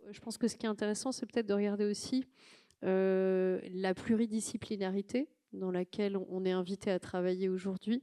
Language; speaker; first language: French; native; French